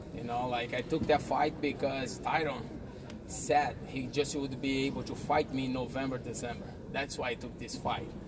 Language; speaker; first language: English; non-native, fluent; Portuguese